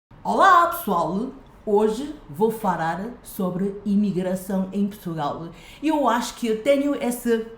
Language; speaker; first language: Portuguese; non-native, fluent; Chinese